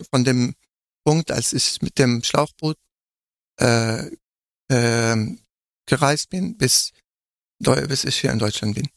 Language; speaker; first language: German; non-native, fluent; Arabic